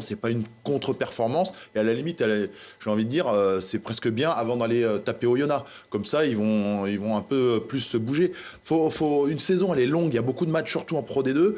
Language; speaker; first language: French; native; French